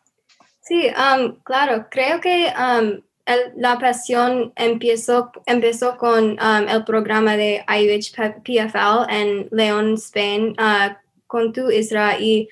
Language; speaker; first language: Spanish; non-native, learner; English